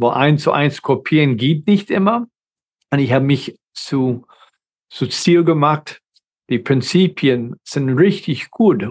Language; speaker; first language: German; non-native, fluent; English